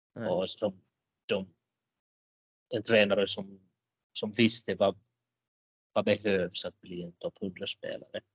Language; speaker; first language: Swedish; non-native, local second language; Finnish